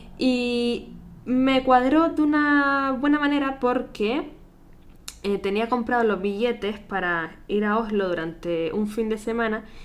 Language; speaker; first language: Spanish; native; Spanish